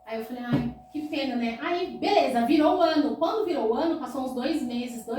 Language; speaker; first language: Portuguese; native; Portuguese